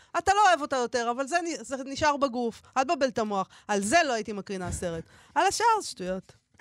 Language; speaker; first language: Hebrew; native; Hebrew